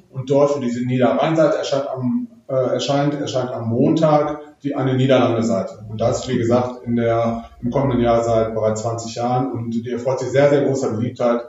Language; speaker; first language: German; native; German